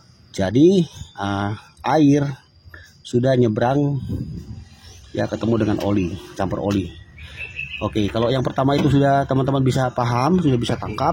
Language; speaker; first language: Indonesian; native; Indonesian